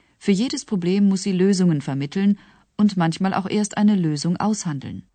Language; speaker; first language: German; native; German